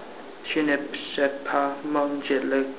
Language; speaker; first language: French; non-native, learner; English